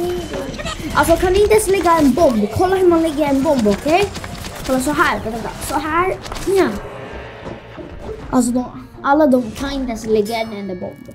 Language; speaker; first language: Swedish; early bilingual, other home language; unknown